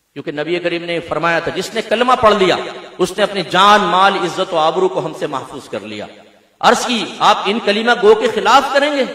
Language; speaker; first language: Urdu; native; Urdu